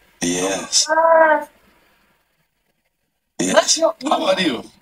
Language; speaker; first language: English; non-native, learner; Armenian